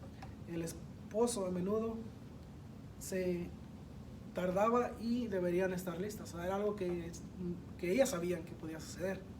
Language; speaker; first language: Spanish; native; Spanish